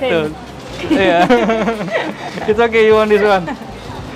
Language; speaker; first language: English; non-native, learner; Indonesian